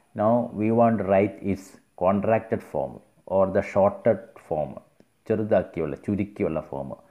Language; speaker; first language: English; non-native, local second language; Malayalam